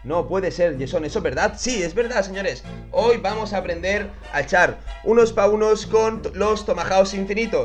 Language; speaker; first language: Spanish; native; Spanish